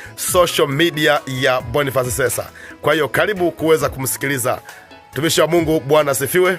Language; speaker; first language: Swahili; native; Swahili